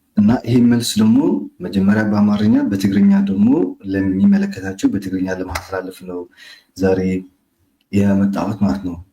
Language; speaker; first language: Amharic; non-native, local second language; Tigrinya